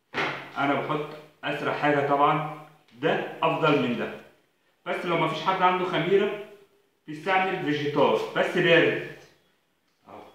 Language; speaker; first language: Arabic; native; Arabic